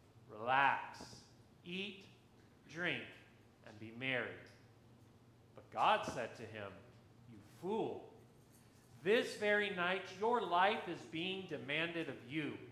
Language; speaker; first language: English; native; English